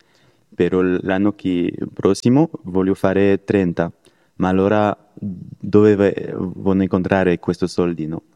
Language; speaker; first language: Italian; non-native, learner; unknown